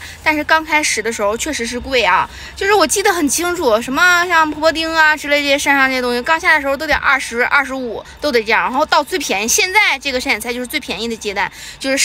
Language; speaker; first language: Chinese; native; Chinese